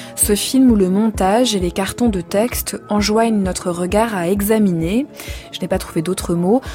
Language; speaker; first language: French; native; French